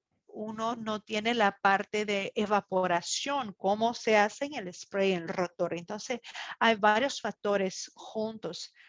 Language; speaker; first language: Spanish; non-native, fluent; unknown